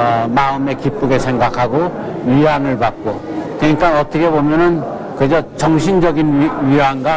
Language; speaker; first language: Korean; native; Korean